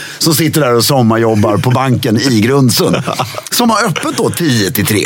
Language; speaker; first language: Swedish; native; Swedish